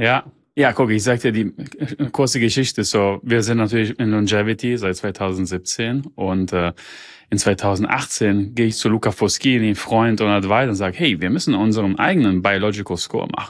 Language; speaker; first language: German; early bilingual, heritage; German